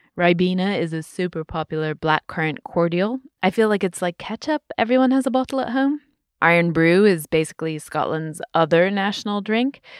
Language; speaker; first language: English; native; English